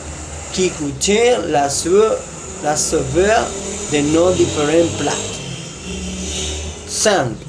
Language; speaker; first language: French; non-native, learner; Spanish